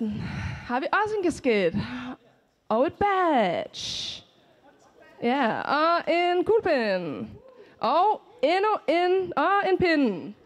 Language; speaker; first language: Danish; native; Danish